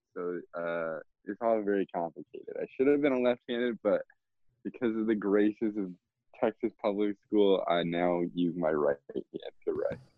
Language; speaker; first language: English; native; English